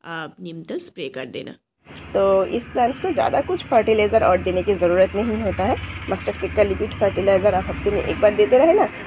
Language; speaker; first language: Hindi; non-native, local second language; Bangla